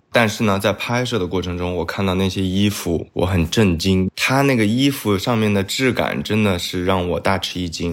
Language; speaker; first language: Chinese; native; Chinese